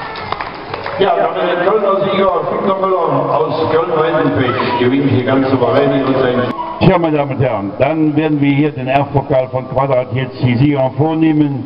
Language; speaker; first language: German; native; German